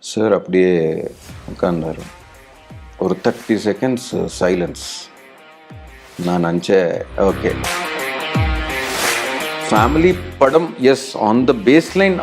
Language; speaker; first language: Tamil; non-native, learner; Telugu